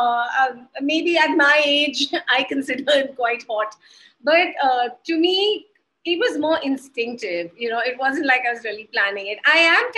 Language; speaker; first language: English; non-native, local second language; Hindi